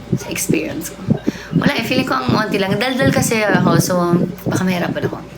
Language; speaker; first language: Filipino; non-native, local second language; Cebuano